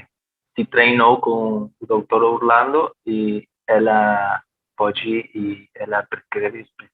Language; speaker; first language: Portuguese; non-native, fluent; Spanish